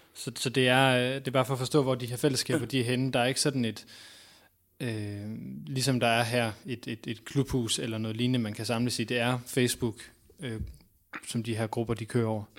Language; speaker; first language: Danish; native; Danish